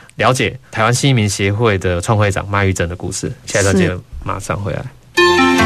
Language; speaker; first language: Chinese; non-native, fluent; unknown